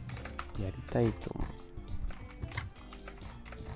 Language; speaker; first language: Japanese; non-native, learner; Chinese